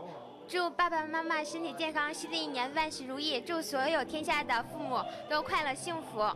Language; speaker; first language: Chinese; non-native, learner; Russian